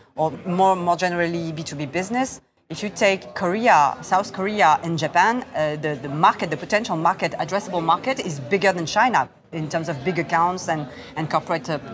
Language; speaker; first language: English; non-native, fluent; Korean